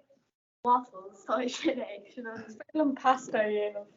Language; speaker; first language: Irish; non-native, local second language; English